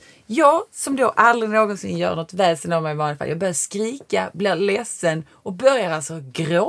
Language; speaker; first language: Swedish; native; Swedish